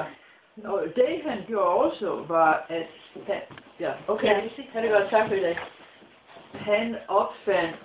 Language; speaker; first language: Danish; non-native, fluent; English